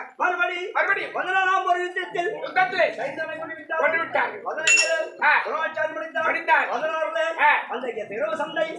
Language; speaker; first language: Tamil; native; Tamil